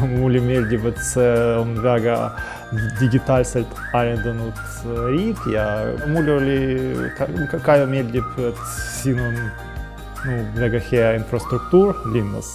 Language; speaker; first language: Estonian; non-native, learner; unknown